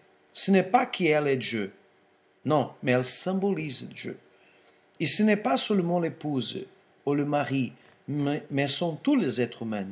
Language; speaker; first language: French; non-native, fluent; Portuguese